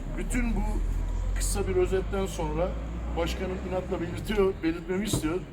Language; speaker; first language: Turkish; early bilingual, heritage; Turkish